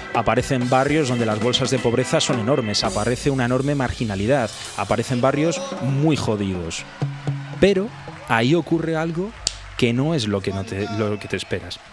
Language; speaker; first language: Spanish; native; Spanish